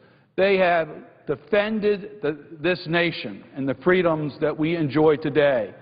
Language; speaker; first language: English; native; English